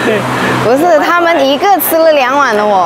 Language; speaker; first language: Chinese; non-native, fluent; Indonesian